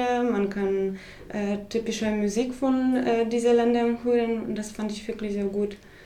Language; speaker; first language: German; non-native, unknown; Polish